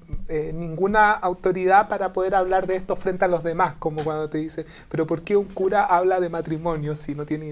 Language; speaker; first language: Spanish; native; Spanish